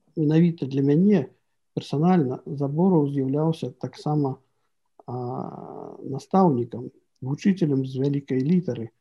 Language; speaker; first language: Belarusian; native; Belarusian